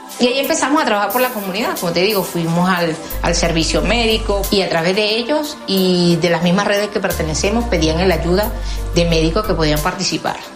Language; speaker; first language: Spanish; native; Spanish